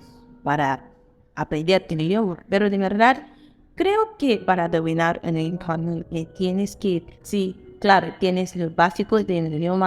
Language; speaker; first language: Spanish; non-native, fluent; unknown